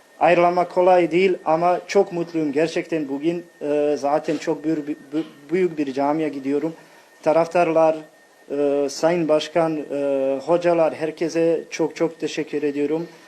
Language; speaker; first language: Turkish; non-native, fluent; Bosnian